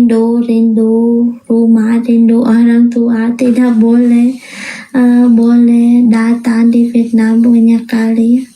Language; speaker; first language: Indonesian; non-native, learner; Vietnamese